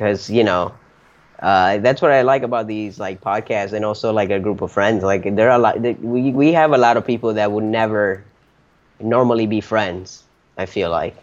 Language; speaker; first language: English; early bilingual, other home language; Spanish